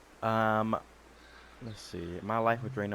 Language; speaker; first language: English; native; English